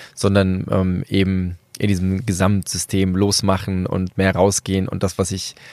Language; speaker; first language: German; early bilingual, other home language; Spanish